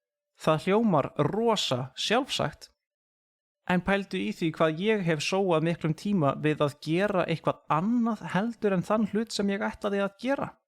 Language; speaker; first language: Icelandic; non-native, fluent; English